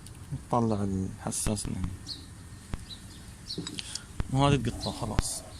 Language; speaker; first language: Arabic; native; Arabic